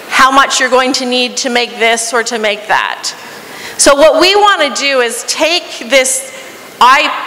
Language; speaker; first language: English; native; English